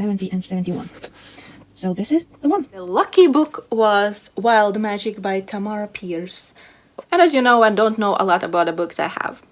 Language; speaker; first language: English; non-native, fluent; Latvian